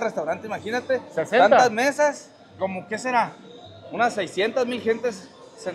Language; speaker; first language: Spanish; native; Spanish